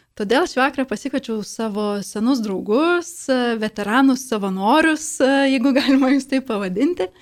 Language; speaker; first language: Lithuanian; native; Lithuanian